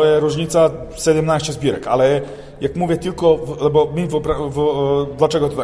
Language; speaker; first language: Polish; non-native, learner; Serbian